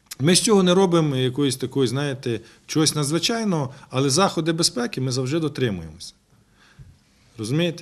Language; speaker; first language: Ukrainian; native; Ukrainian